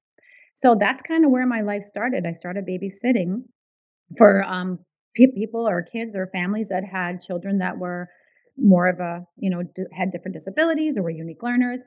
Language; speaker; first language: English; early bilingual, other home language; Ukrainian